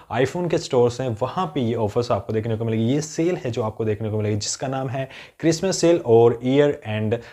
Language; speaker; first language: Hindi; native; Hindi